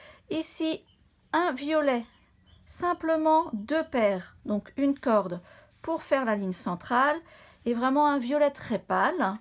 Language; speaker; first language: French; native; French